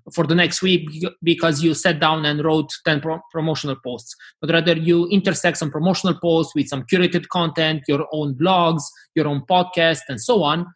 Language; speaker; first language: English; non-native, fluent; Romanian